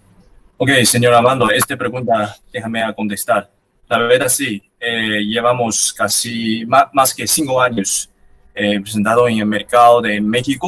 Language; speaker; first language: Spanish; non-native, fluent; Chinese